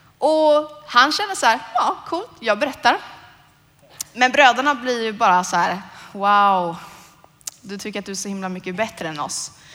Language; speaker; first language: Swedish; native; Swedish